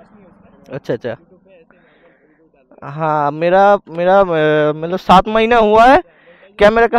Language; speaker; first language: Hindi; non-native, local second language; Bangla